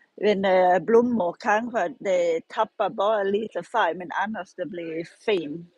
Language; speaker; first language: Swedish; non-native, learner; Thai